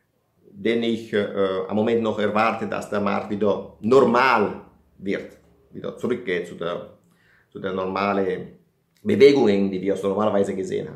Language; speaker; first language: German; non-native, fluent; Italian